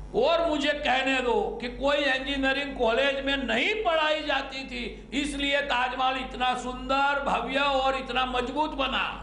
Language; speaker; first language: Hindi; non-native, local second language; Gujarati